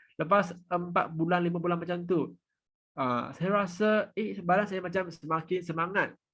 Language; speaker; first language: Malay; non-native, fluent; Vietnamese